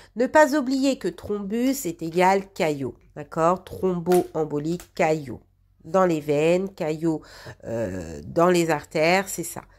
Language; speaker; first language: French; native; French